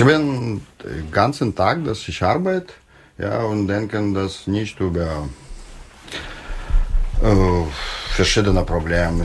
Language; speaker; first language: German; non-native, learner; Russian